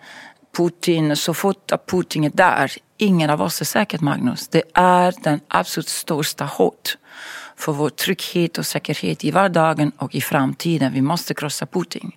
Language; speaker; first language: Swedish; non-native, fluent; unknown